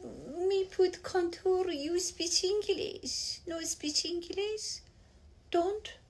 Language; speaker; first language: English; non-native, learner; Persian